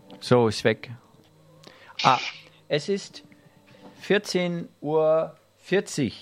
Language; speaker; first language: German; native; German